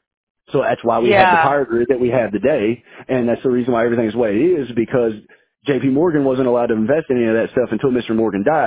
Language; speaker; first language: English; native; English